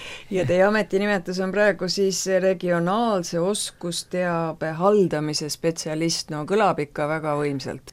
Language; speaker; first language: Estonian; native; Estonian